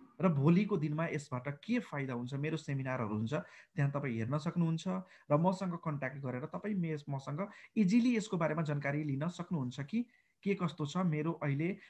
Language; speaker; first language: Nepali; non-native, local second language; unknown